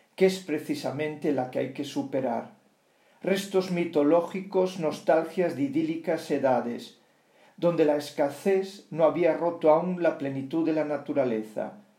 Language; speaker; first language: Spanish; non-native, local second language; Galician